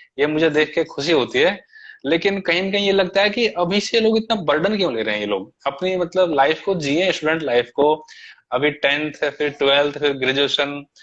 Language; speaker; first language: Hindi; native; Hindi